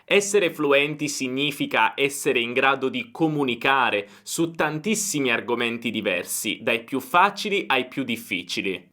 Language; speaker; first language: Italian; native; Italian